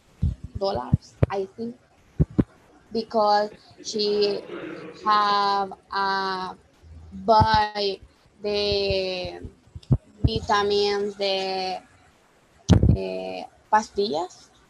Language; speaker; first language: English; non-native, learner; Spanish